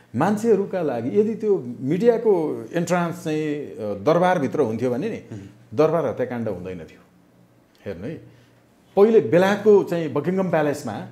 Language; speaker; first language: Nepali; native; Nepali